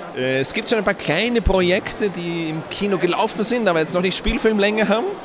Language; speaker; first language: German; native; German